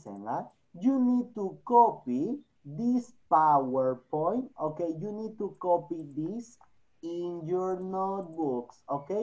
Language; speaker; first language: English; non-native, fluent; Spanish